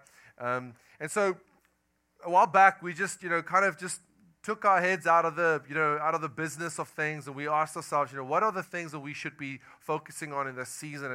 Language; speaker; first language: English; non-native, local second language; Afrikaans